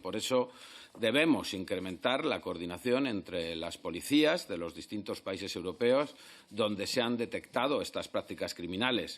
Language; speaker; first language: Spanish; native; Spanish